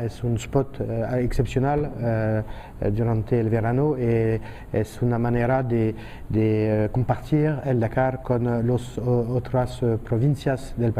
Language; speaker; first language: Spanish; non-native, fluent; French